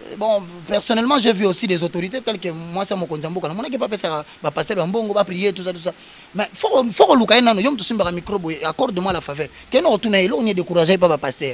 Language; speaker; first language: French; non-native, local second language; Lingala